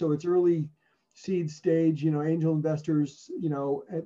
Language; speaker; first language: English; native; English